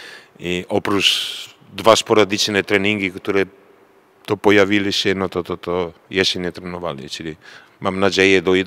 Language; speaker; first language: Polish; non-native, fluent; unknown